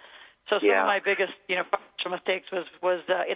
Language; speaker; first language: English; native; English